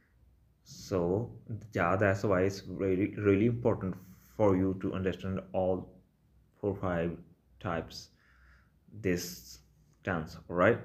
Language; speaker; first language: English; non-native, local second language; Punjabi